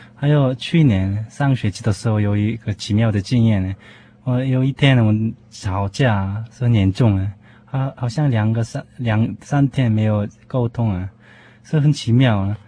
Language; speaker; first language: Chinese; non-native, fluent; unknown